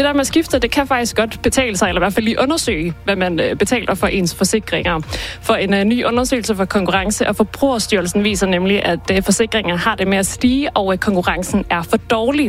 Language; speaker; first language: Danish; native; Danish